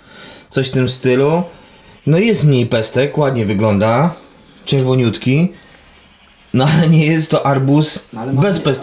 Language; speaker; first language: Polish; native; Polish